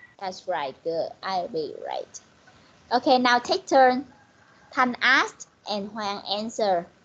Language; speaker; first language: English; non-native, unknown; Vietnamese